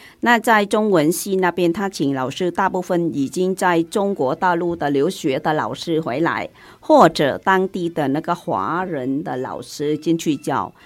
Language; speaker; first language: Chinese; non-native, fluent; Vietnamese